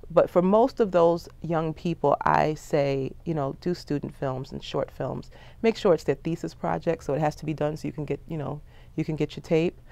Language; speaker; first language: English; native; English